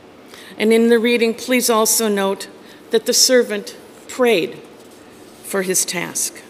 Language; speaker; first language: English; native; English